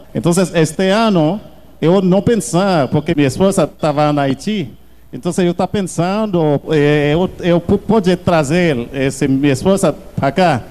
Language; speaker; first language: Portuguese; non-native, learner; Haitian Creole